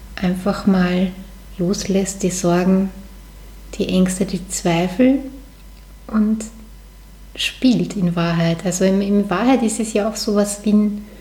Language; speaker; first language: German; native; German